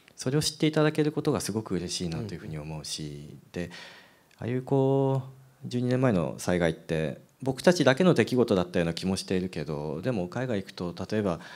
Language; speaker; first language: Japanese; native; Japanese